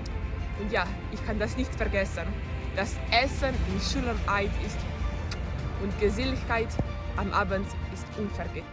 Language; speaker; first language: German; non-native, learner; Slovenian